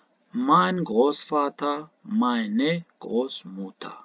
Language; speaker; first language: German; non-native, learner; Baluchi